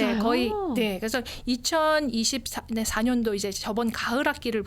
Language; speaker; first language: Korean; native; Korean